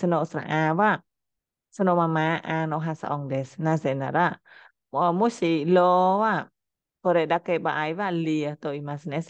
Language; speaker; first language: Japanese; non-native, fluent; Khmer